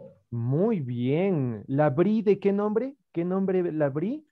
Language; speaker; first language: Spanish; native; Spanish